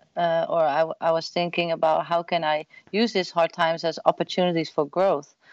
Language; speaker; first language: English; non-native, fluent; Dutch